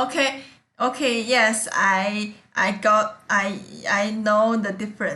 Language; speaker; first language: English; non-native, learner; Chinese